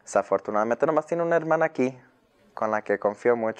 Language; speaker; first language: Spanish; native; Spanish